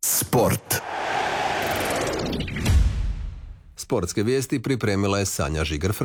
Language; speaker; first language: Serbian; native; Serbian